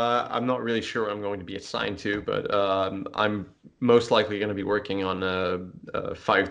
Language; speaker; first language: English; non-native, fluent; French